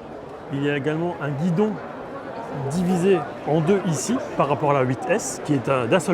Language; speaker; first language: French; native; French